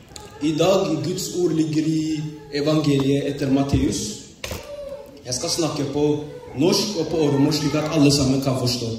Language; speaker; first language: Norwegian; early bilingual, other home language; Oromo